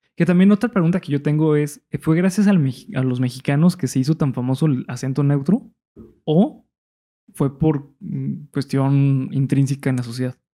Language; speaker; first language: Spanish; native; Spanish